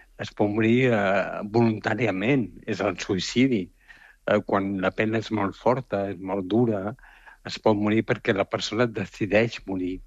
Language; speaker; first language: Catalan; native; Catalan